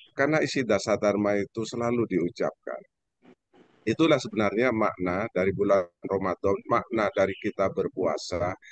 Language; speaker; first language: Indonesian; native; Indonesian